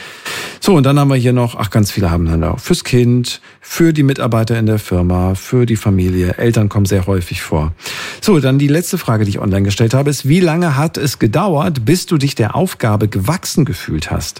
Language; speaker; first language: German; native; German